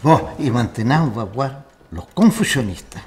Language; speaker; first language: French; non-native, fluent; Spanish